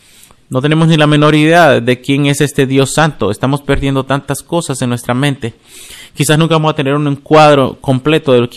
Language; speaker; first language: Spanish; non-native, fluent; English